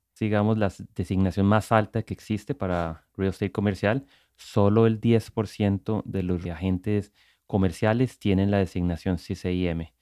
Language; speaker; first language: Spanish; native; Spanish